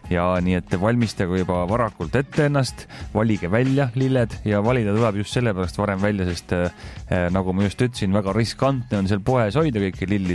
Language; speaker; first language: Estonian; native; Estonian